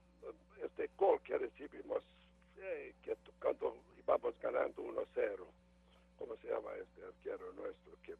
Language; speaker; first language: Spanish; non-native, learner; Serbian